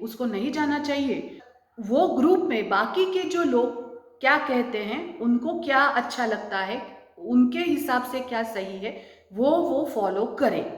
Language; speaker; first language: Hindi; non-native, local second language; Marathi